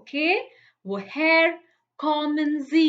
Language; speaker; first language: German; non-native, fluent; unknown